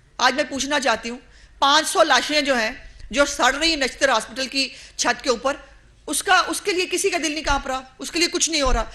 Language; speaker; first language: Urdu; non-native, local second language; Punjabi